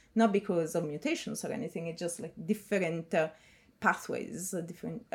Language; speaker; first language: English; non-native, fluent; Italian